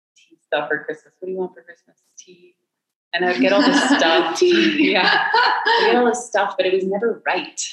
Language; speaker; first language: English; native; English